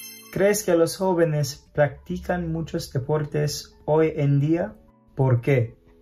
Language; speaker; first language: Spanish; non-native, fluent; English